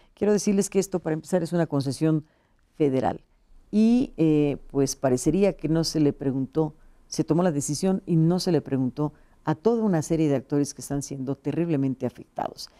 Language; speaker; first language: Spanish; native; Spanish